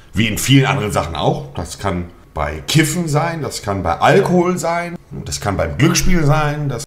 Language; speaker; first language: German; native; German